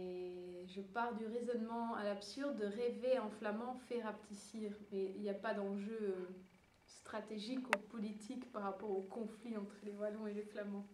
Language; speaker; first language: French; early bilingual, other home language; Dutch